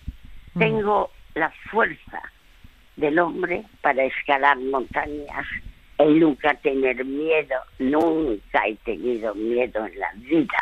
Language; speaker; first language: Spanish; early bilingual, other home language; French